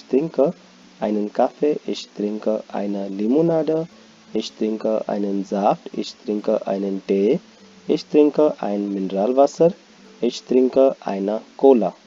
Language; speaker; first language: German; non-native, fluent; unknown